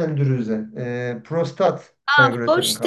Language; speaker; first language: German; non-native, learner; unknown